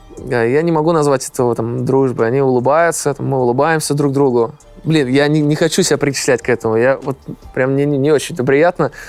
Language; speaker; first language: Russian; native; Russian